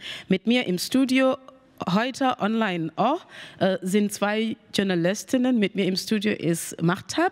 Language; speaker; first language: German; non-native, learner; Mandingo